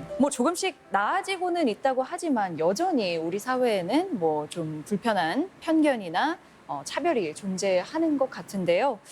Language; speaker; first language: Korean; native; Korean